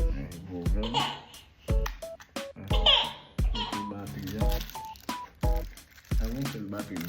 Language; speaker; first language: French; non-native, learner; Haitian Creole